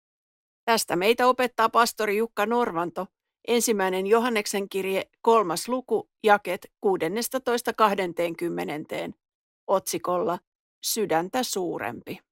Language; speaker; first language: Finnish; native; Finnish